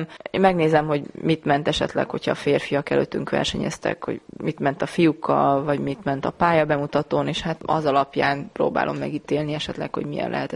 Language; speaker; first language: Hungarian; native; Hungarian